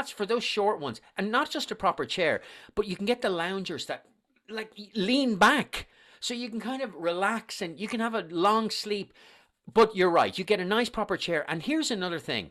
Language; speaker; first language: English; native; English